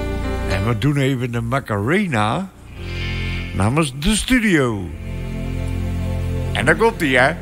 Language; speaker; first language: Dutch; native; Dutch